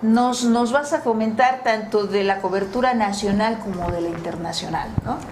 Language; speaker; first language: Spanish; native; Spanish